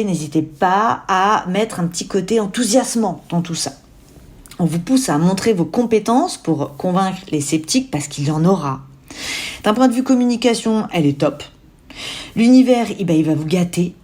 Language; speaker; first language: French; native; French